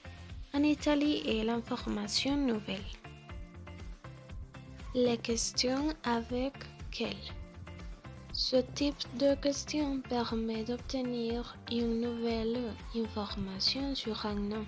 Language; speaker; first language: French; non-native, learner; Spanish